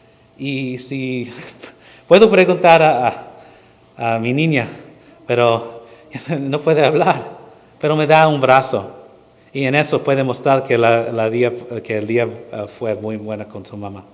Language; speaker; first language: Spanish; non-native, fluent; English